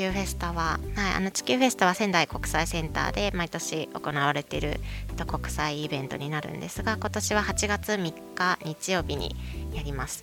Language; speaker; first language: Japanese; native; Japanese